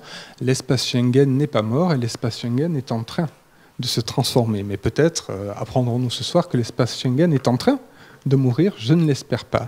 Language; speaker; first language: French; native; French